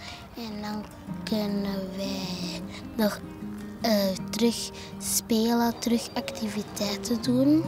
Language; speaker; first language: Dutch; early bilingual, other home language; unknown